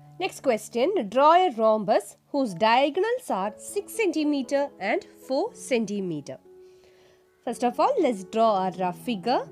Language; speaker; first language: English; non-native, local second language; Malayalam